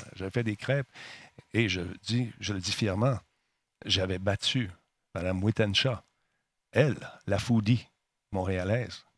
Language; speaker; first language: French; native; French